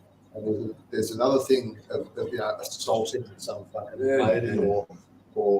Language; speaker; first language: English; native; English